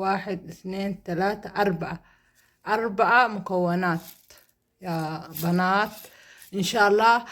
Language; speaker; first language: Arabic; non-native, learner; Somali